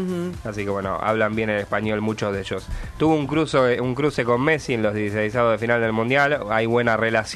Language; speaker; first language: Spanish; native; Spanish